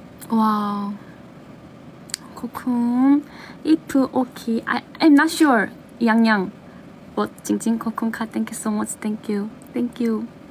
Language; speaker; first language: English; non-native, learner; Korean